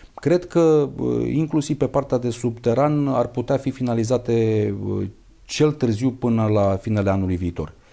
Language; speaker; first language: Romanian; native; Romanian